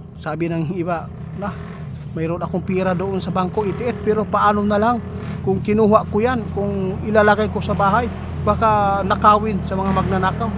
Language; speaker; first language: Filipino; non-native, local second language; Cebuano